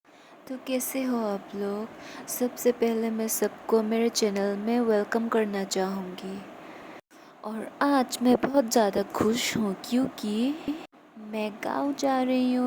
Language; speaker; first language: Hindi; non-native, local second language; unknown